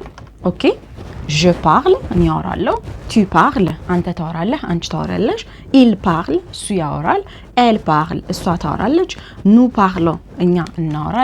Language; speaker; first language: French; non-native, fluent; Amharic